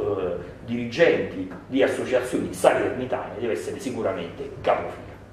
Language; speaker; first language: Italian; native; Italian